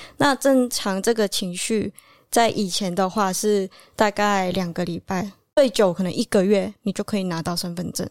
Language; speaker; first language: Chinese; non-native, local second language; Cantonese